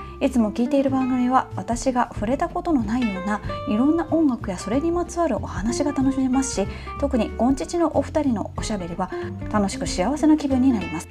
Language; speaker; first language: Japanese; native; Japanese